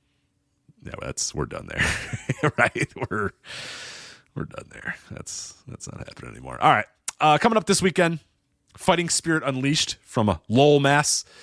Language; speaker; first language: English; native; English